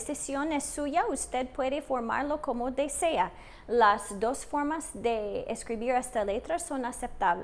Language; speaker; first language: Spanish; non-native, fluent; English